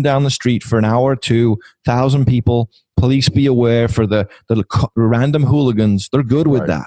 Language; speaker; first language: English; native; English